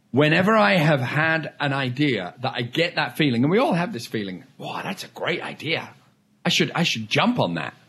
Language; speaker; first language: English; native; English